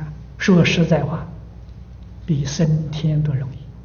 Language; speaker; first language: Chinese; native; Chinese